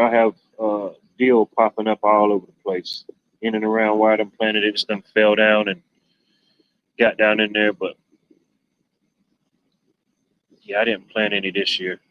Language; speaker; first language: English; native; English